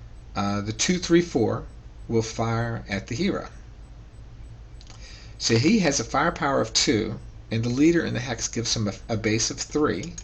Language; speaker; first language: English; native; English